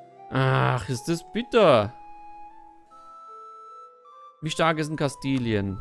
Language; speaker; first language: German; native; German